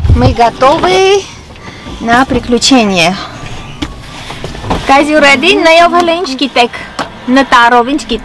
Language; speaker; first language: Russian; non-native, local second language; Armenian